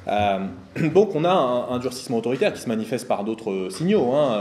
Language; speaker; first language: French; native; French